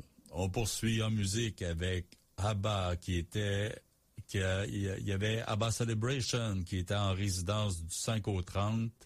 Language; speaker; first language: French; native; French